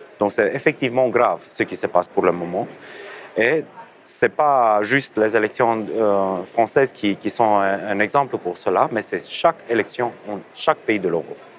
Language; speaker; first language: French; non-native, fluent; Romanian